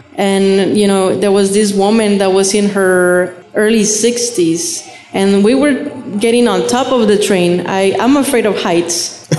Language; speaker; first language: English; non-native, fluent; Spanish